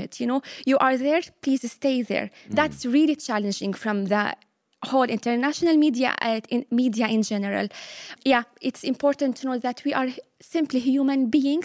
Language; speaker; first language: English; non-native, fluent; Arabic